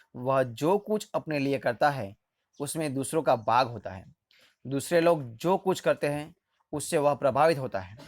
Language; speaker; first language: Hindi; non-native, local second language; Gujarati